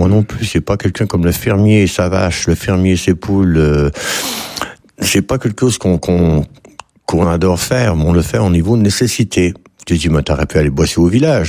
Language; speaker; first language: French; native; French